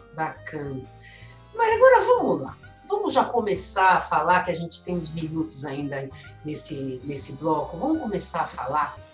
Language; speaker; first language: Portuguese; native; Portuguese